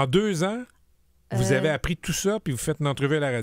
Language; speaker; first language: French; native; French